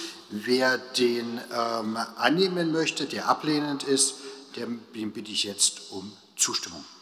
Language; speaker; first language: German; native; German